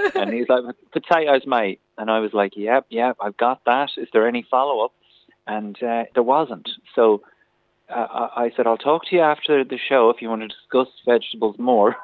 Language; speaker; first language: English; native; English